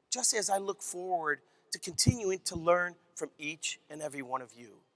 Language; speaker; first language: English; native; English